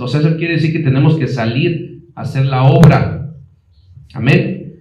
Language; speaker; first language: Spanish; native; Spanish